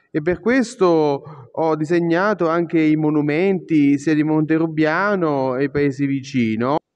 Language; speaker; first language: Italian; native; Italian